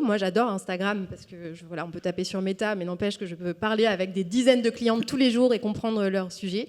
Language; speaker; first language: French; native; French